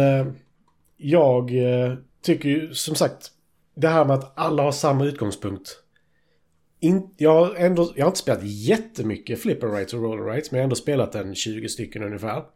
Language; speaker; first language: Swedish; native; Swedish